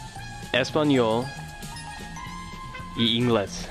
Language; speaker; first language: Spanish; non-native, learner; English